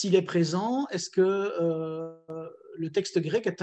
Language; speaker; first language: French; native; French